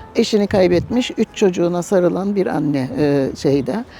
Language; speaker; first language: Turkish; native; Turkish